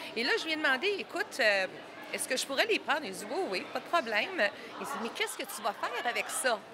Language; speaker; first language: French; native; French